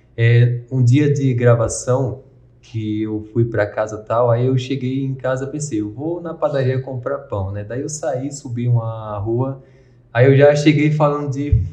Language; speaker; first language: Portuguese; native; Portuguese